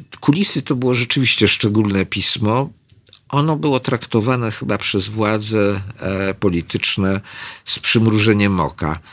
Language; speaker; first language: Polish; native; Polish